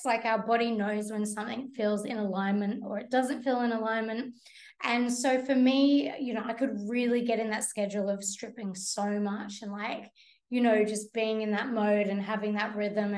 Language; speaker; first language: English; native; English